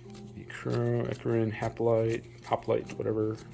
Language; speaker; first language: English; native; English